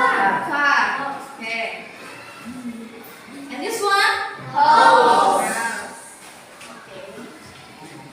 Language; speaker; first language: English; non-native, local second language; Indonesian